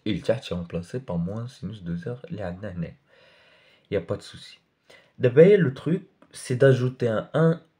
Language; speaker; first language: French; non-native, local second language; Arabic